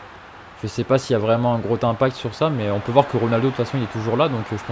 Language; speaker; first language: French; native; French